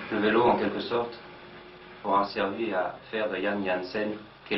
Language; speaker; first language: French; native; French